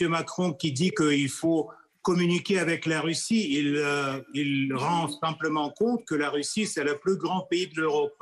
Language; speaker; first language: French; non-native, fluent; Russian